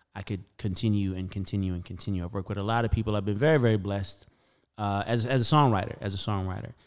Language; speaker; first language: English; native; English